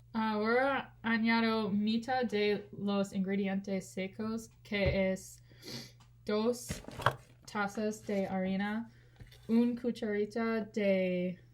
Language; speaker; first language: Spanish; non-native, learner; English